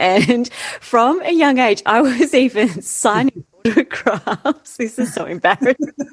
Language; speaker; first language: English; native; English